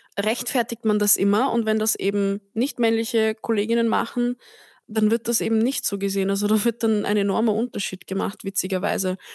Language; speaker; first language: German; early bilingual, other home language; Turkish